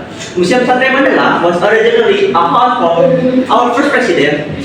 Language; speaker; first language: English; non-native, learner; Indonesian